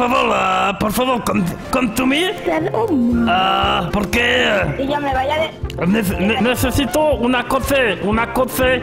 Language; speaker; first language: Spanish; non-native, learner; French